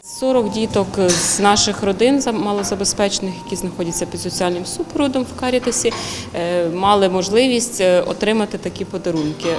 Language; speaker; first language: Ukrainian; native; Ukrainian